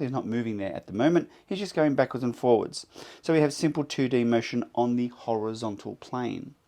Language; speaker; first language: English; native; English